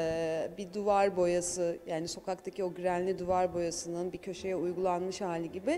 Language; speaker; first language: Turkish; native; Turkish